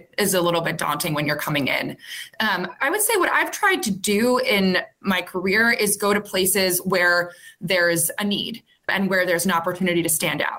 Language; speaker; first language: English; native; English